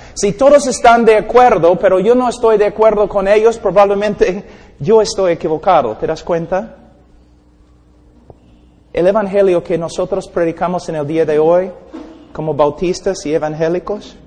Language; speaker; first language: Spanish; non-native, fluent; English